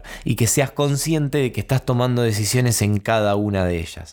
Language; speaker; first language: Spanish; native; Spanish